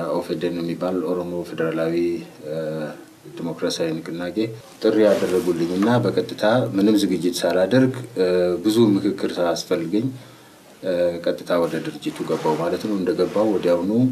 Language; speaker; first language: Amharic; non-native, local second language; Oromo